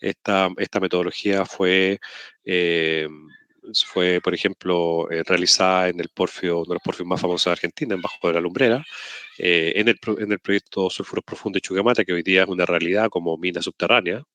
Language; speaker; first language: Spanish; native; Spanish